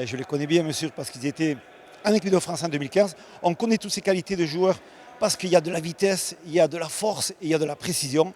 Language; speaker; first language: French; native; French